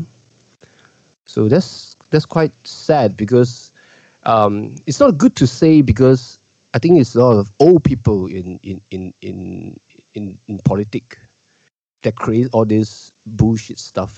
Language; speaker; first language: English; non-native, local second language; Cantonese